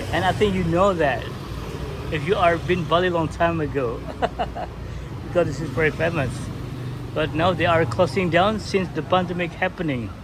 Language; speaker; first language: English; non-native, learner; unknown